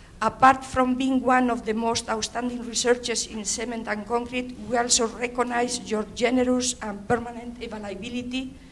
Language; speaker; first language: English; non-native, fluent; Spanish